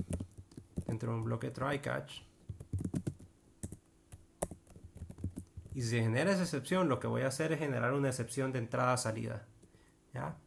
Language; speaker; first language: Spanish; native; Spanish